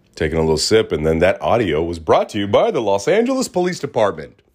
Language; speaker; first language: English; native; English